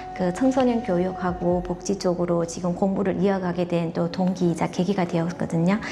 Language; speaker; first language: Korean; non-native, fluent; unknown